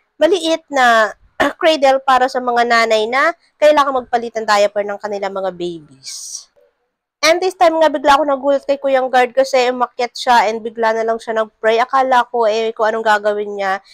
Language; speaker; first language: Filipino; non-native, local second language; Bikol